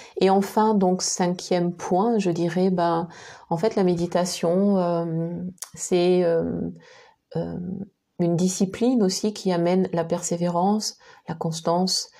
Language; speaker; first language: French; native; French